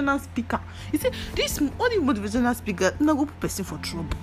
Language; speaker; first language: English; non-native, local second language; Yoruba